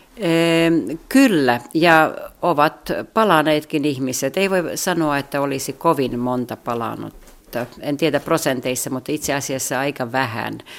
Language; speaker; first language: Finnish; non-native, fluent; Latvian